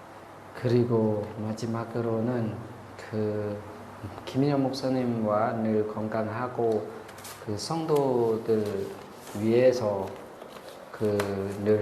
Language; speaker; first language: Korean; non-native, learner; Lao